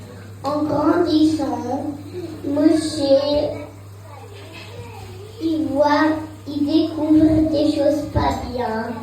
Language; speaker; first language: French; early bilingual, heritage; French